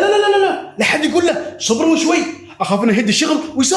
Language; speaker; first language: Arabic; native; Arabic